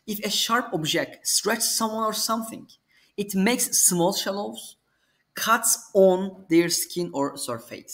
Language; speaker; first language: English; non-native, fluent; Turkish